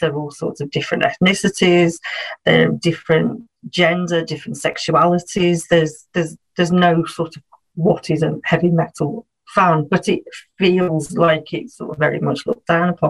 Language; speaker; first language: English; native; English